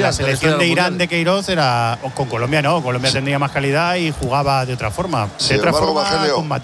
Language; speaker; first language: Spanish; native; Spanish